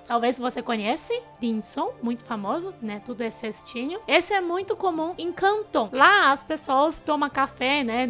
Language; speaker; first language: Portuguese; non-native, fluent; Chinese